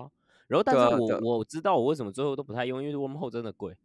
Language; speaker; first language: Chinese; native; Chinese